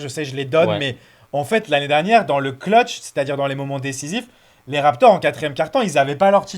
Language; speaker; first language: French; native; French